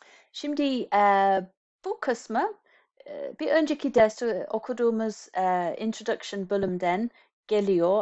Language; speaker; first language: Turkish; non-native, fluent; English